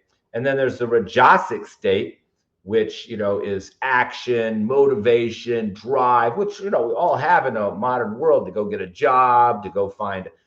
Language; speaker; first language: English; native; English